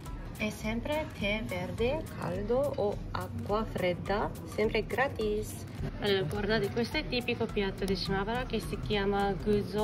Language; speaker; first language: Italian; non-native, fluent; Japanese